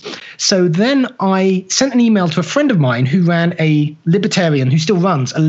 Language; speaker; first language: English; native; English